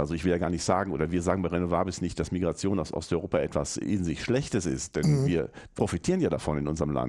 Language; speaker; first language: German; native; German